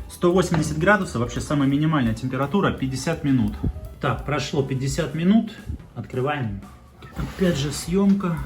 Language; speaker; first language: Russian; native; Russian